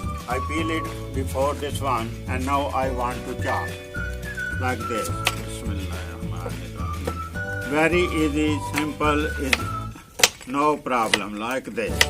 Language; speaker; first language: English; non-native, learner; Punjabi